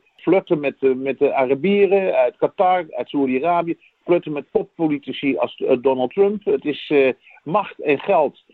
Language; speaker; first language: Dutch; native; Dutch